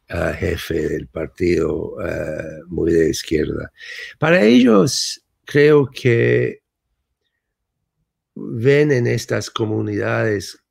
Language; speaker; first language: Spanish; non-native, fluent; English